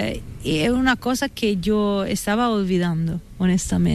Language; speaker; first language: Spanish; non-native, fluent; Italian